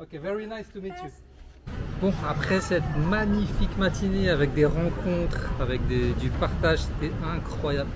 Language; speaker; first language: French; native; French